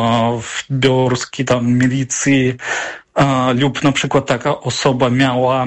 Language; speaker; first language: Polish; non-native, fluent; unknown